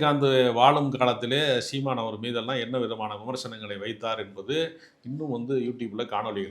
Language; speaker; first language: Tamil; native; Tamil